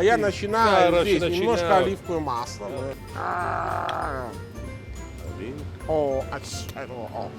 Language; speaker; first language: Russian; non-native, fluent; Italian